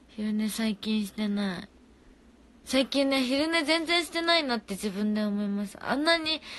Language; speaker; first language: Japanese; native; Japanese